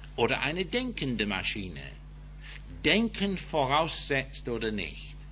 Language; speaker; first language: German; non-native, fluent; English